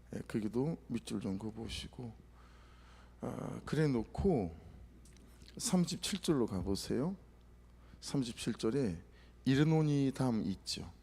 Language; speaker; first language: Korean; native; Korean